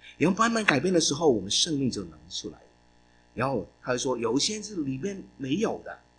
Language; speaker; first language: Chinese; non-native, local second language; Cantonese